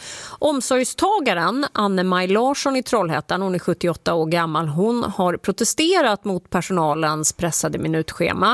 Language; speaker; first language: Swedish; native; Swedish